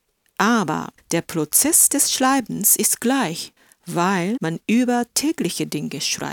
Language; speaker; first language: German; non-native, fluent; Japanese